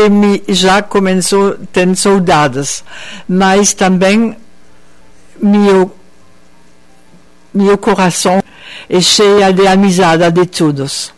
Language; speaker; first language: Portuguese; non-native, fluent; French